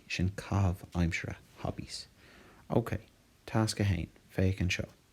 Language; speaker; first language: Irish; non-native, local second language; English